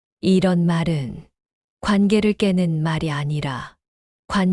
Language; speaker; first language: Korean; native; Korean